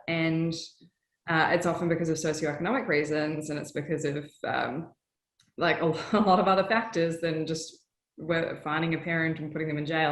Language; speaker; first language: English; native; English